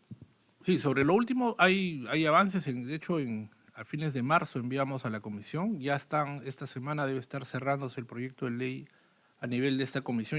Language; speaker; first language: Spanish; native; Spanish